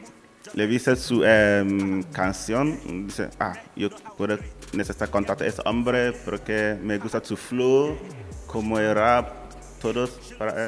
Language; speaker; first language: Spanish; non-native, learner; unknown